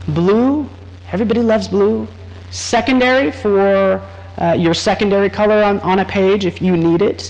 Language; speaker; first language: English; native; English